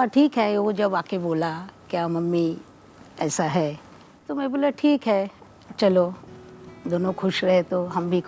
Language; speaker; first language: Hindi; non-native, local second language; Bangla